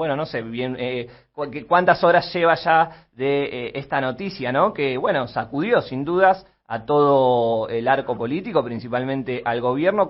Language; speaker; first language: Spanish; native; Spanish